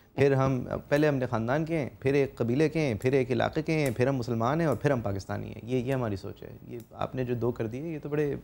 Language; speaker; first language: Urdu; native; Urdu